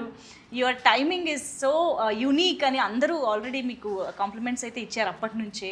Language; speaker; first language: Telugu; native; Telugu